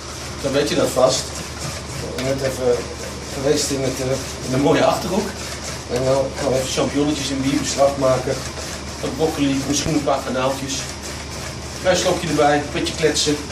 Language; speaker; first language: Dutch; native; Dutch